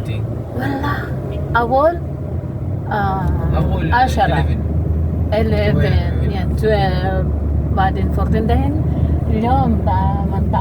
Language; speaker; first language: Arabic; non-native, learner; Filipino